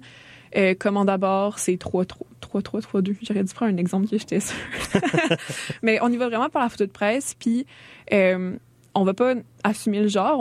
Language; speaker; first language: French; native; French